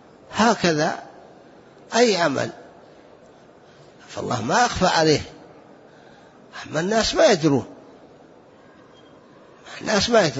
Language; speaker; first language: Arabic; native; Arabic